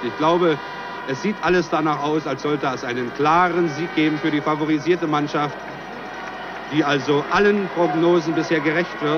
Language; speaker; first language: German; native; German